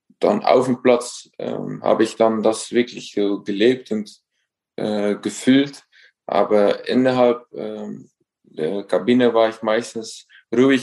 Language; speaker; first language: German; non-native, fluent; Dutch